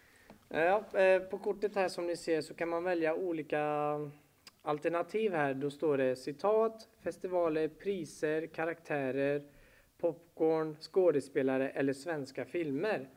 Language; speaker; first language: Swedish; native; Swedish